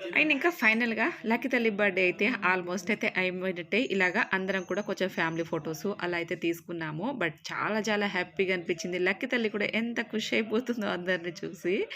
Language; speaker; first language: Telugu; native; Telugu